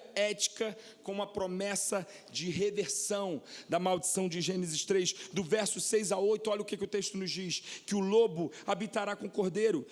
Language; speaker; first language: Portuguese; native; Portuguese